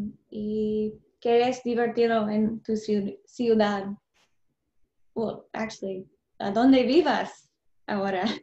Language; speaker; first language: Spanish; non-native, learner; English